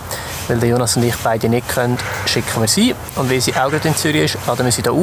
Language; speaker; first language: German; native; German